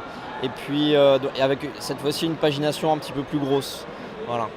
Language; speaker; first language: French; native; French